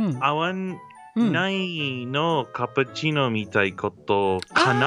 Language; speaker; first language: Japanese; non-native, learner; English